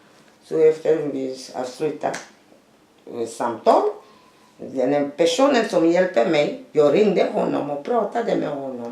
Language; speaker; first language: Swedish; non-native, learner; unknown